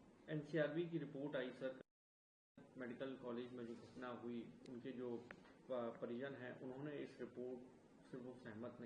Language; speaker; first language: Hindi; native; Hindi